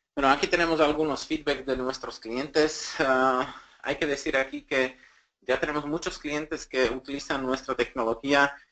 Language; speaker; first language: Spanish; non-native, fluent; Slovak